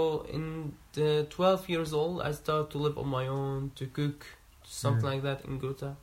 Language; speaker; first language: English; non-native, learner; Arabic